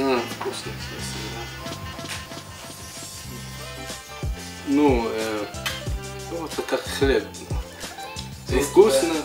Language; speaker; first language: Russian; non-native, learner; Arabic